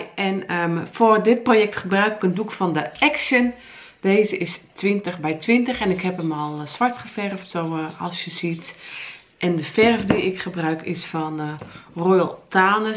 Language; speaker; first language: Dutch; native; Dutch